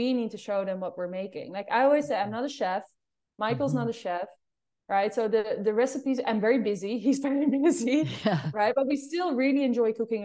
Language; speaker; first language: English; non-native, fluent; Dutch